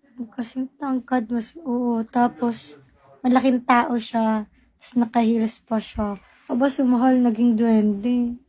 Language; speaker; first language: Filipino; non-native, local second language; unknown